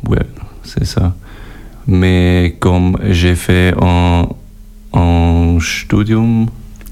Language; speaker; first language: French; non-native, local second language; German